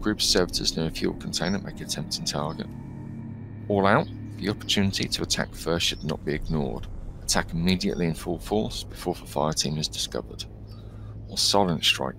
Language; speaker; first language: English; native; English